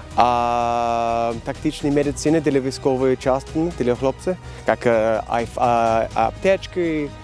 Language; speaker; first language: Ukrainian; non-native, learner; Swedish